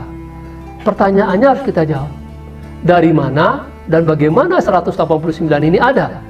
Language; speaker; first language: Indonesian; native; Indonesian